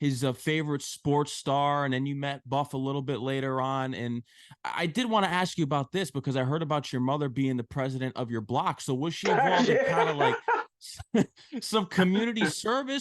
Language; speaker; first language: English; native; English